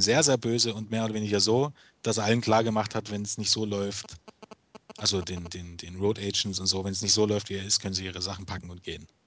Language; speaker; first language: German; native; German